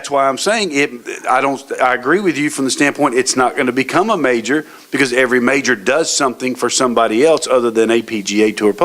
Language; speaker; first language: English; native; English